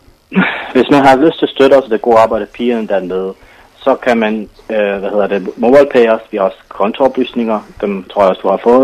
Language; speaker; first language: Danish; non-native, fluent; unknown